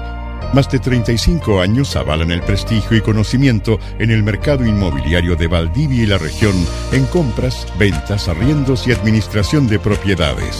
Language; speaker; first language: Spanish; native; Spanish